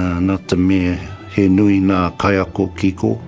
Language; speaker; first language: Māori; non-native, local second language; English